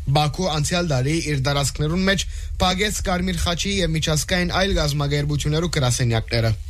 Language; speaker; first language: Armenian; early bilingual, heritage; Armenian